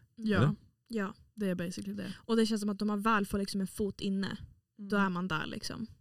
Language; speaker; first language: Swedish; native; Swedish